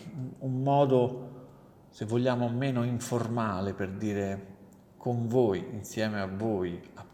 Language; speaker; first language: Italian; native; Italian